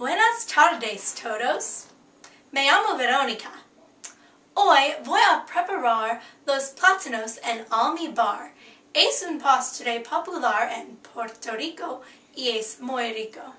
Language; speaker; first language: Spanish; non-native, learner; English